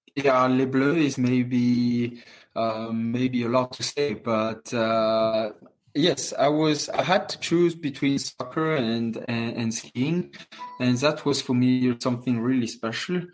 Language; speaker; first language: English; non-native, fluent; French